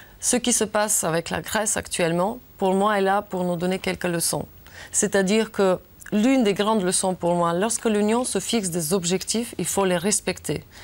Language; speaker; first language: French; non-native, fluent; Bulgarian